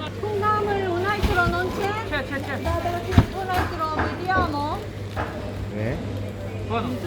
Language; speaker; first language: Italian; non-native, learner; Korean